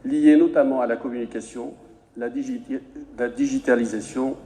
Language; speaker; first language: French; non-native, local second language; Arabic